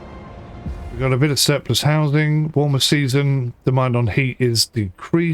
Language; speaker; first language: English; native; English